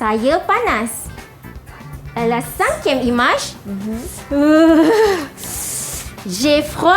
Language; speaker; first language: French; non-native, fluent; Malay